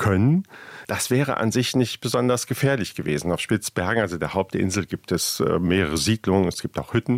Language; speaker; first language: German; native; German